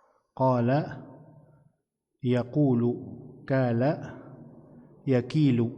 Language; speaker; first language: Arabic; non-native, fluent; Indonesian